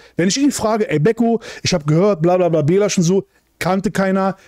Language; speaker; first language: German; native; German